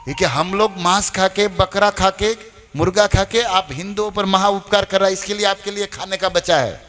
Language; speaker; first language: Hindi; non-native, local second language; Gujarati